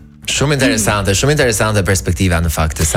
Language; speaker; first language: Albanian; native; Albanian